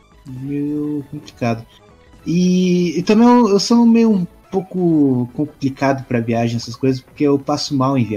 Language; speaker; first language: Portuguese; native; Portuguese